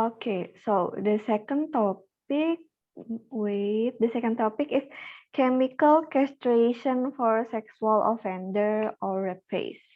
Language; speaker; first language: English; non-native, learner; Indonesian